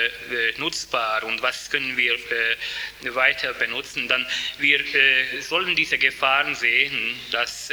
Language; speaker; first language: German; non-native, fluent; Hungarian